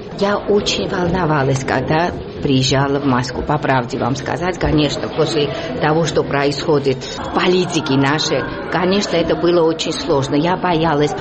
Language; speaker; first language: Russian; non-native, local second language; Georgian